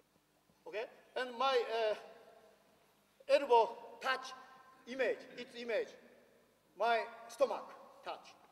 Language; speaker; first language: English; non-native, learner; Japanese